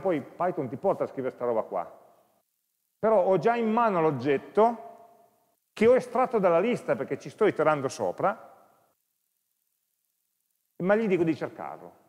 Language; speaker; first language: Italian; native; Italian